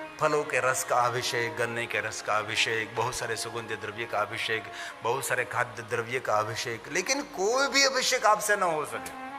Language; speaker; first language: Hindi; non-native, local second language; Gujarati